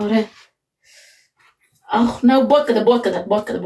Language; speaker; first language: Persian; native; Persian